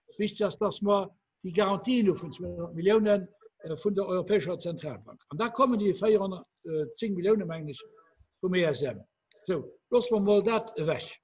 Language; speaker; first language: Luxembourgish; native; Luxembourgish